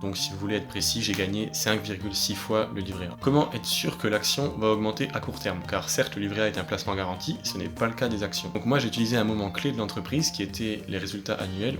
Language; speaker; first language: French; native; French